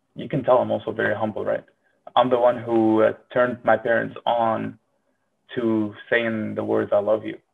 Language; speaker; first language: English; non-native, fluent; Arabic